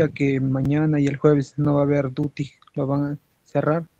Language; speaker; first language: Spanish; native; Spanish